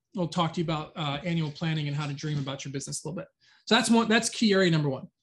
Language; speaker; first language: English; native; English